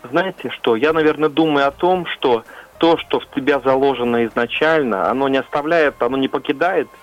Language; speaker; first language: Russian; non-native, fluent; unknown